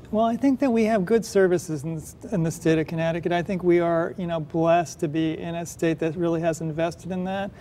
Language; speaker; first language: English; native; English